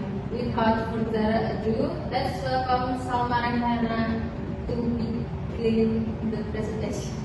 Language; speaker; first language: English; non-native, learner; Indonesian